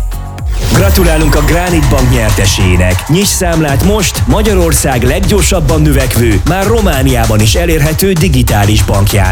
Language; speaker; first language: Hungarian; native; Hungarian